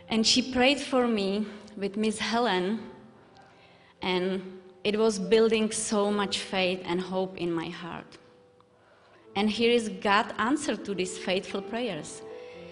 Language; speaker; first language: English; non-native, learner; Czech